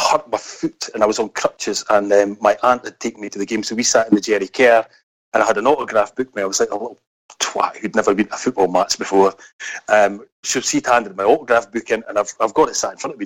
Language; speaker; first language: English; native; English